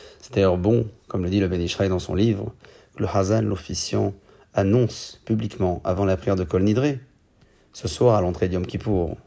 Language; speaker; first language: French; native; French